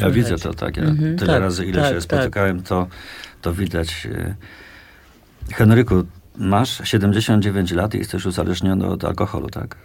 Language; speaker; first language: Polish; native; Polish